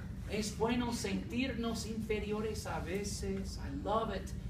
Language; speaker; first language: Spanish; non-native, fluent; English